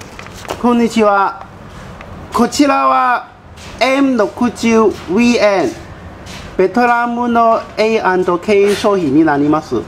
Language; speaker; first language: Japanese; non-native, fluent; Cantonese